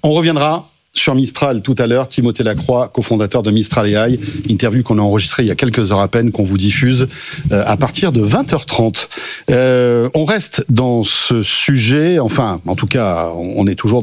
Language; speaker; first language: French; native; French